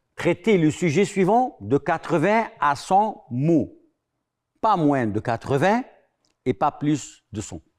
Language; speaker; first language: French; non-native, fluent; Arabic